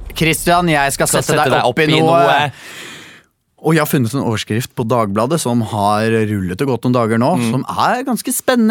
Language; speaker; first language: Norwegian; native; Norwegian